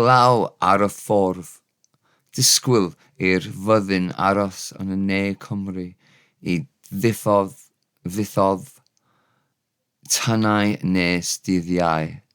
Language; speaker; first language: Welsh; non-native, learner; English